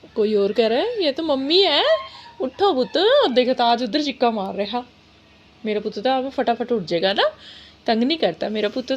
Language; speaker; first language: Hindi; non-native, local second language; Punjabi